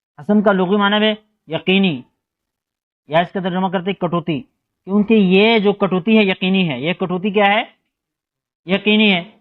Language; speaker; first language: Urdu; non-native, local second language; Pashto